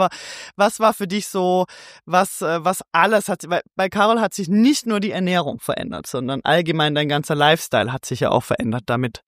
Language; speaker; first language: German; native; German